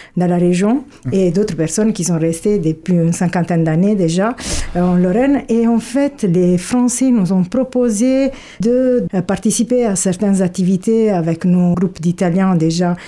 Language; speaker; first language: French; non-native, fluent; Italian